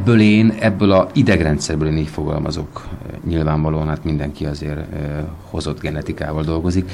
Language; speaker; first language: Hungarian; native; Hungarian